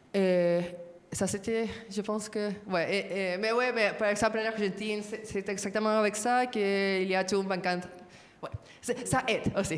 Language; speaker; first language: French; non-native, fluent; Spanish